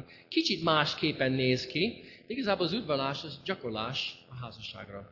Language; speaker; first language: Hungarian; non-native, fluent; English